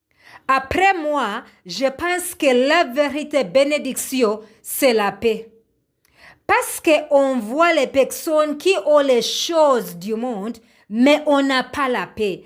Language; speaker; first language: French; non-native, learner; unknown